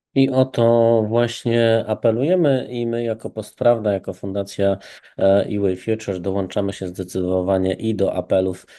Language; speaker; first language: Polish; native; Polish